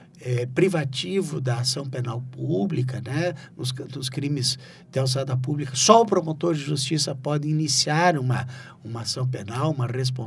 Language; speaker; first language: Portuguese; native; Portuguese